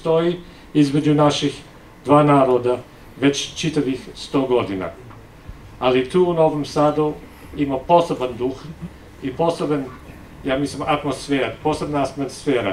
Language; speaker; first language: Serbian; non-native, fluent; English